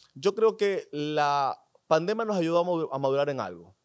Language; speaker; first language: Spanish; native; Spanish